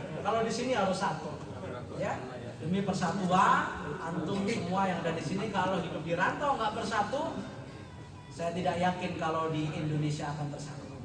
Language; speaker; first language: Indonesian; non-native, local second language; Javanese